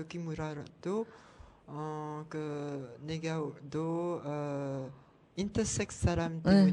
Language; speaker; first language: Korean; non-native, learner; French